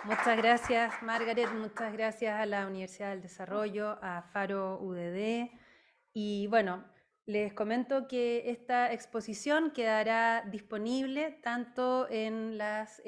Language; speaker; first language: Spanish; native; Spanish